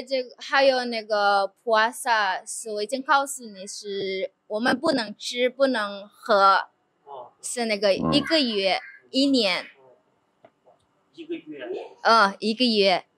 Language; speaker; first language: Chinese; non-native, fluent; Indonesian